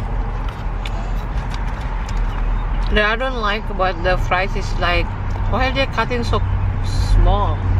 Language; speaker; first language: English; non-native, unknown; Indonesian